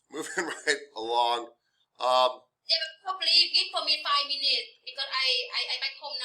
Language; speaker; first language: English; non-native, learner; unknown